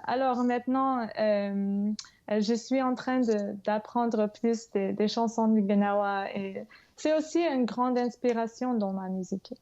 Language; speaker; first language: French; non-native, fluent; English